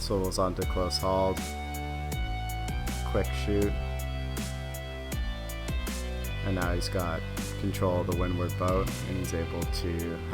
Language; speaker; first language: English; native; English